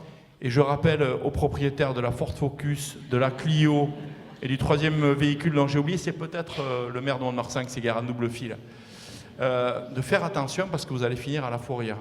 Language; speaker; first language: French; native; French